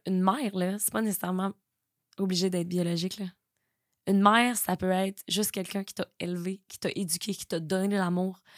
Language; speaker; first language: French; native; French